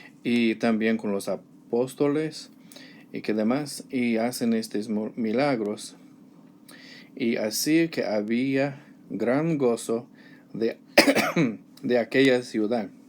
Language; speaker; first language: Spanish; non-native, learner; English